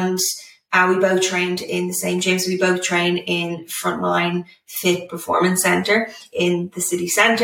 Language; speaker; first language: English; native; English